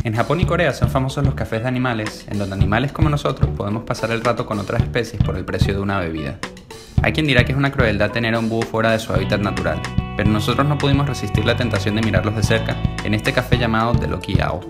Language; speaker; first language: Spanish; native; Spanish